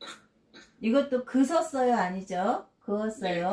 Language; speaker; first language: Korean; native; Korean